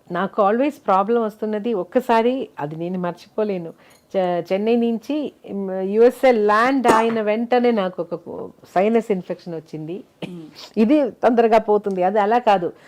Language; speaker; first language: Telugu; non-native, fluent; Malayalam